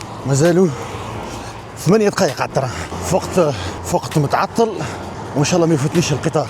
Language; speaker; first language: Arabic; native; Arabic